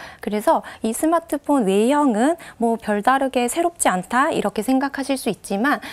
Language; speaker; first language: Korean; native; Korean